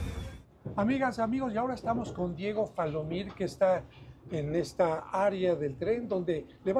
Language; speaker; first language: Spanish; native; Spanish